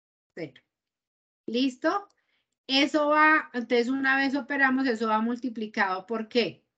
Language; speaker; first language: Spanish; native; Spanish